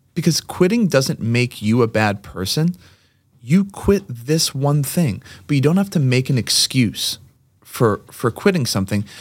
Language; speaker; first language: English; native; English